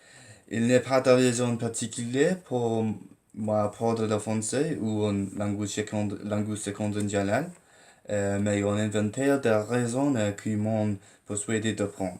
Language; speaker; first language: French; non-native, learner; English